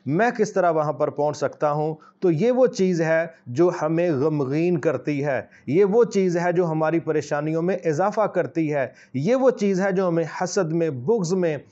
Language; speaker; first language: Urdu; native; Urdu